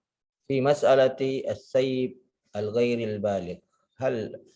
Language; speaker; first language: Arabic; non-native, fluent; Indonesian